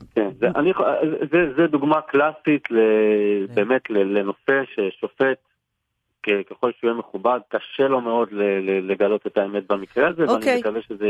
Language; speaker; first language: Hebrew; early bilingual, other home language; Turkish